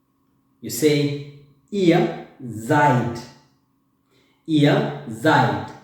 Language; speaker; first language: German; non-native, fluent; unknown